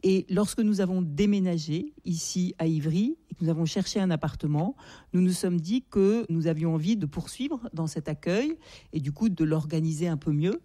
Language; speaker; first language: French; native; French